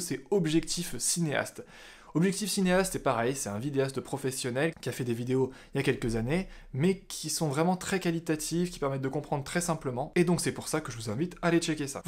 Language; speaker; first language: French; native; French